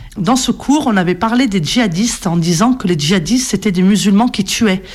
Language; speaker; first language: French; native; French